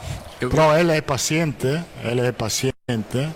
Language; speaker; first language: Spanish; non-native, fluent; Italian